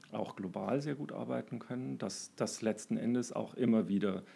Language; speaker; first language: German; native; German